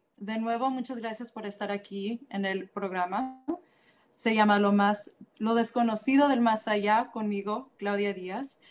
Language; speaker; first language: Spanish; early bilingual, heritage; Spanish